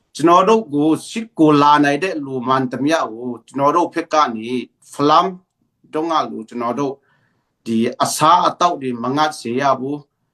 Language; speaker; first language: Burmese; non-native, local second language; Tedim Chin